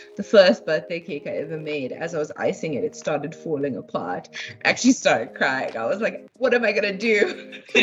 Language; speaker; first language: English; native; English